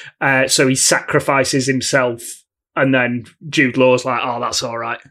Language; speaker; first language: English; native; English